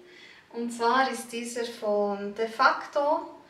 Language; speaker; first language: German; early bilingual, other home language; Turkish